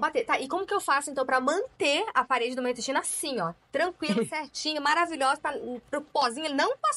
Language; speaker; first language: Portuguese; native; Portuguese